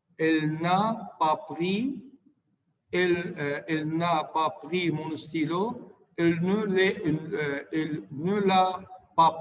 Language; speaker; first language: French; non-native, fluent; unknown